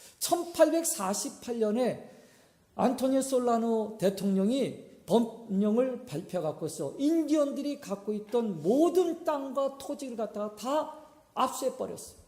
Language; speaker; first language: Korean; native; Korean